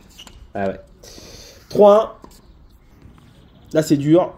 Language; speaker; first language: French; native; French